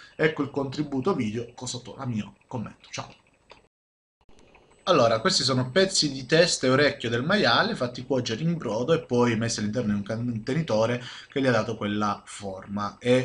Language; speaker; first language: Italian; native; Italian